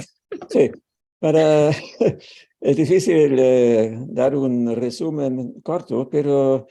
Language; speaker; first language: Spanish; non-native, fluent; German